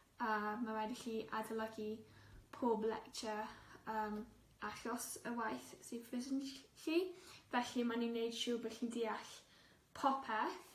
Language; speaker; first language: Welsh; non-native, local second language; English